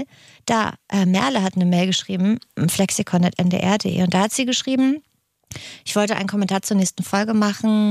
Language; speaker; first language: German; native; German